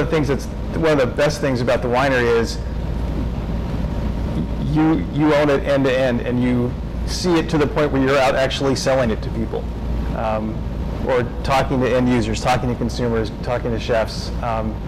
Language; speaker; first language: English; native; English